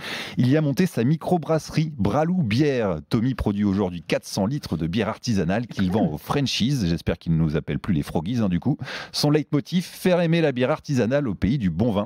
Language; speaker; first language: French; native; French